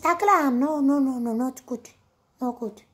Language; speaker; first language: English; non-native, learner; Amharic